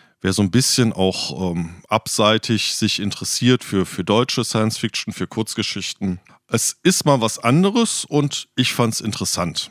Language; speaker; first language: German; native; German